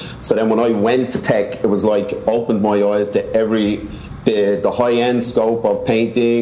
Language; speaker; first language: English; native; English